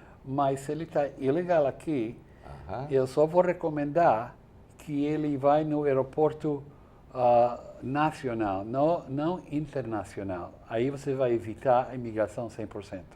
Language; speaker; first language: Portuguese; non-native, fluent; English